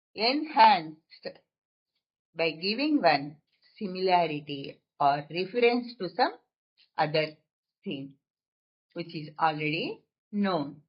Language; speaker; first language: English; non-native, local second language; Telugu